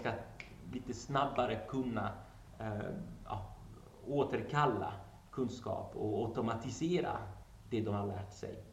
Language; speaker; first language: Swedish; non-native, fluent; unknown